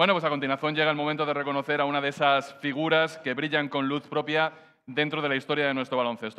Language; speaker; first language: Spanish; native; Spanish